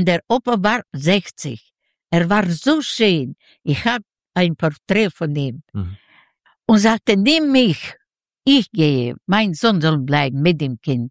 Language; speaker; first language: German; non-native, learner; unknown